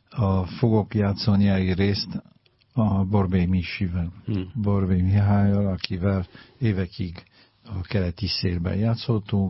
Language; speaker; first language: Hungarian; non-native, fluent; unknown